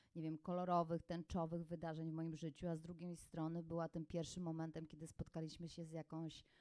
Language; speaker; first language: Polish; native; Polish